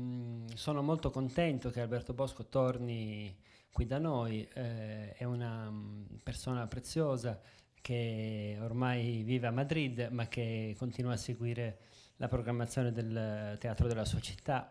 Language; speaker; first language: Italian; native; Italian